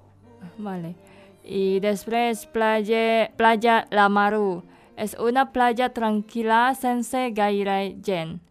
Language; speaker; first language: Catalan; non-native, learner; Indonesian